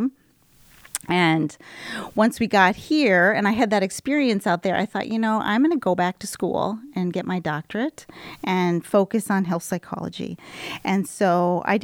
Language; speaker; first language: English; native; English